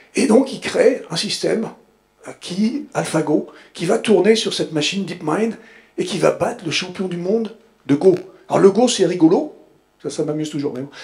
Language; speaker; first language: French; native; French